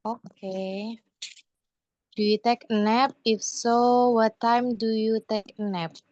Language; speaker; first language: English; non-native, learner; Indonesian